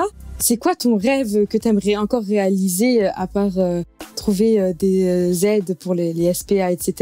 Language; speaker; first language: French; native; French